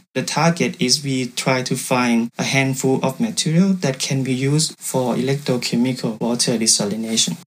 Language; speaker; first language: English; non-native, fluent; Thai